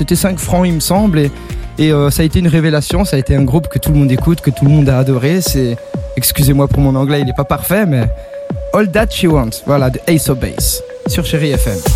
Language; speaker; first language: French; native; French